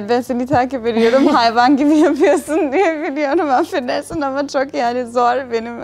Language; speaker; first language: Turkish; non-native, fluent; German